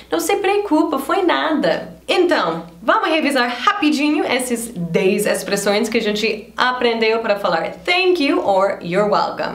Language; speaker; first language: Portuguese; non-native, fluent; English